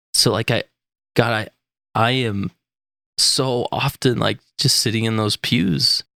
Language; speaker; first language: English; native; English